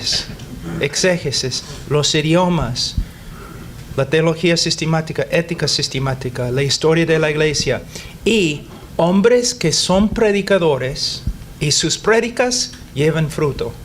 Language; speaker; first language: Spanish; non-native, fluent; English